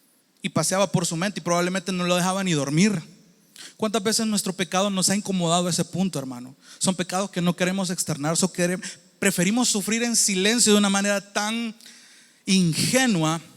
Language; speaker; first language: Spanish; native; Spanish